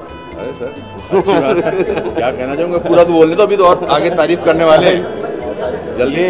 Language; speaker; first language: Hindi; native; Hindi